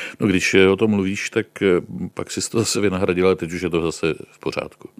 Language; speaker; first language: Czech; native; Czech